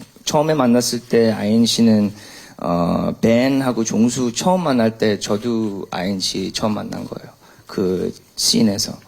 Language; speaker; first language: Korean; early bilingual, heritage; English